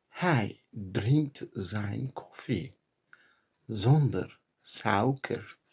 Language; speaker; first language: Dutch; non-native, learner; Turkish